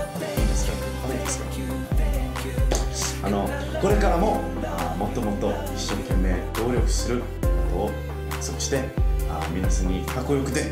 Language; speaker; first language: Japanese; non-native, learner; Korean